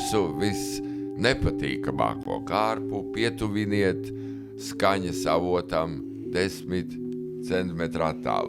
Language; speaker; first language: Latvian; native; Latvian